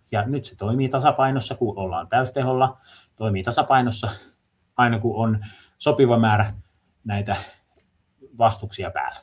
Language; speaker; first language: Finnish; native; Finnish